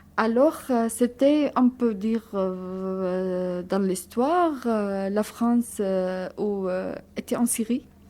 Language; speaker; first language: French; non-native, learner; Arabic